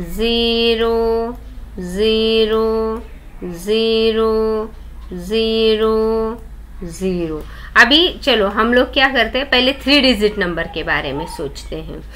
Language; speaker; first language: Hindi; non-native, local second language; Marathi